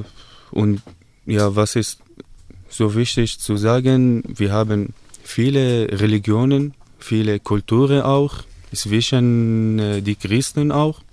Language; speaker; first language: German; non-native, learner; Arabic